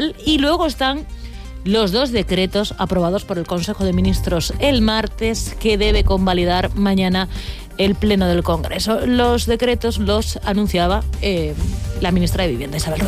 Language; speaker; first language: Spanish; native; Spanish